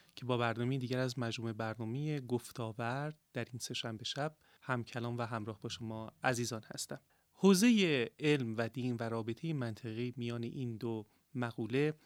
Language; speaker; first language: Persian; native; Persian